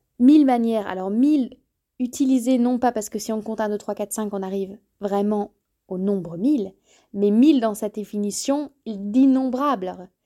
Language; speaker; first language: French; native; French